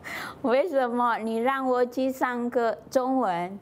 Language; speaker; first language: Chinese; non-native, learner; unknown